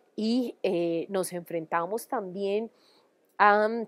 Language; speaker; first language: Spanish; native; Spanish